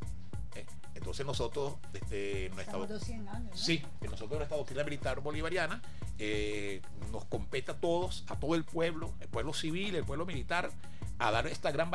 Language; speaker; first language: Spanish; native; Spanish